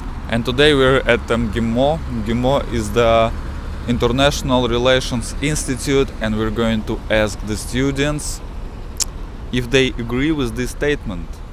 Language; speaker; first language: English; non-native, fluent; Russian